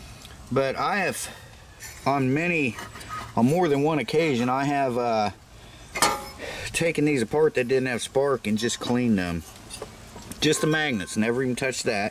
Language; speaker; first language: English; native; English